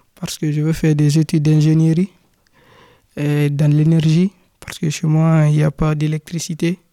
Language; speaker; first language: French; non-native, local second language; Fula